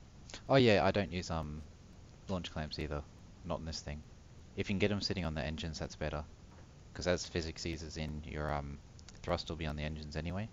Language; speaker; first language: English; native; English